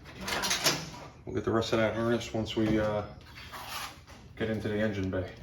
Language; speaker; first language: English; native; English